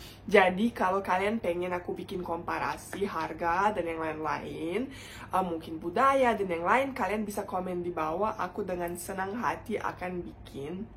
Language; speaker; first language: Indonesian; non-native, fluent; Bosnian